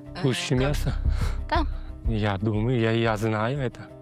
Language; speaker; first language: Russian; non-native, fluent; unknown